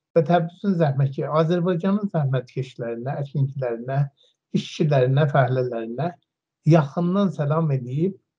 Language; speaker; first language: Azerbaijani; native; Azerbaijani